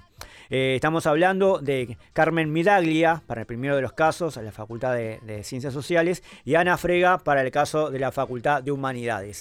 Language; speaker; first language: Spanish; native; Spanish